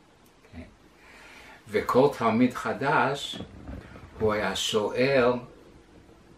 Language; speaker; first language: Hebrew; non-native, fluent; English